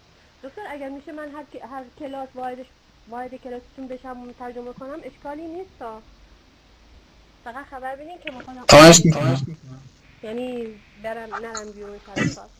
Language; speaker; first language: Persian; non-native, fluent; Arabic